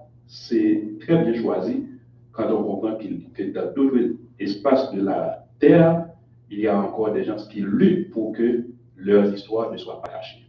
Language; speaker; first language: French; non-native, local second language; Haitian Creole